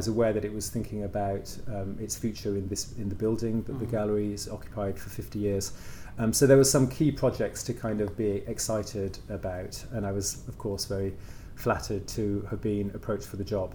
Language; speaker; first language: English; native; English